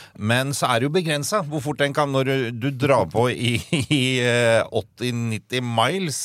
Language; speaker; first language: Norwegian; native; Norwegian